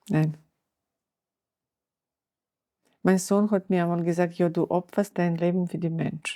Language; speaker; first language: German; non-native, learner; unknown